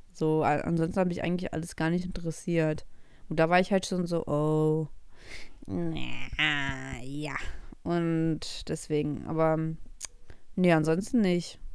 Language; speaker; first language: German; early bilingual, other home language; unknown